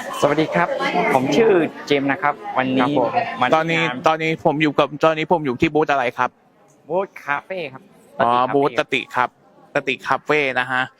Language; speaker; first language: Thai; native; Thai